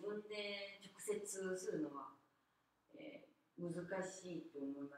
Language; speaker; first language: Japanese; non-native, fluent; Korean